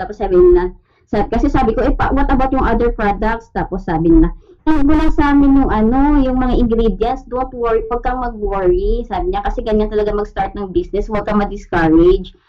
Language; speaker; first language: Filipino; native; Filipino